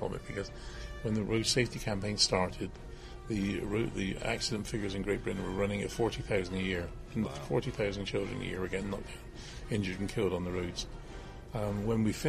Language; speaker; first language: English; native; English